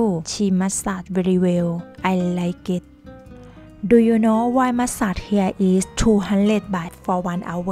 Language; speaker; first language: English; non-native, learner; Thai